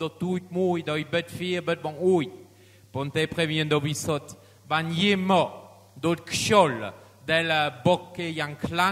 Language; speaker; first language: Khmer; non-native, fluent; French